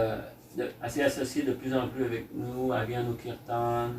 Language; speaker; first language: French; native; French